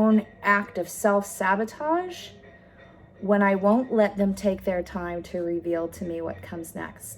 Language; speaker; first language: English; native; English